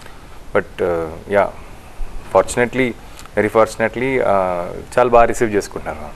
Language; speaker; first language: Telugu; native; Telugu